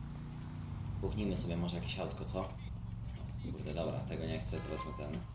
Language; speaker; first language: Polish; native; Polish